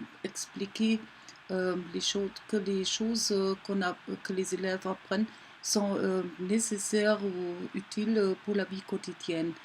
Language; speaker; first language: French; non-native, fluent; German